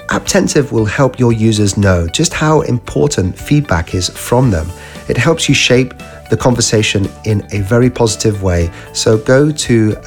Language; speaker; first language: English; native; English